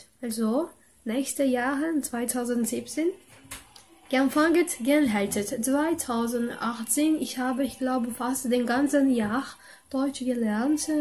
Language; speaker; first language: German; non-native, learner; Portuguese